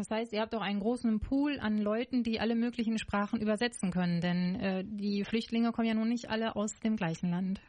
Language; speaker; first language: German; native; German